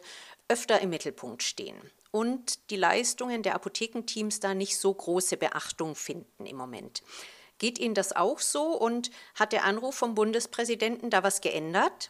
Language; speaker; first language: German; native; German